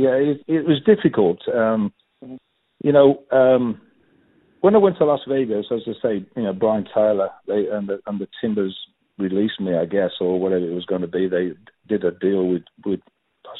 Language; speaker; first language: English; native; English